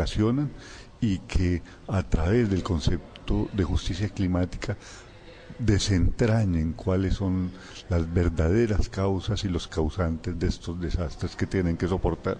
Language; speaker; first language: Spanish; native; Spanish